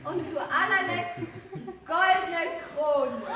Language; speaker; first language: German; non-native, learner; Mongolian